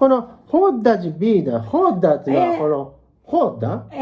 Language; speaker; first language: Portuguese; non-native, learner; Japanese